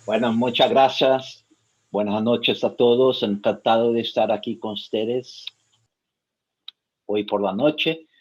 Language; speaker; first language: Spanish; non-native, fluent; Portuguese